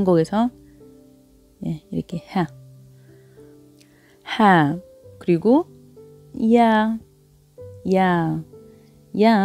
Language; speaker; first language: Korean; non-native, learner; Arabic